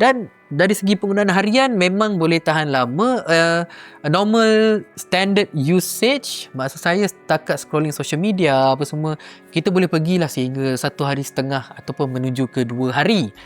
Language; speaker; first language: Malay; native; Malay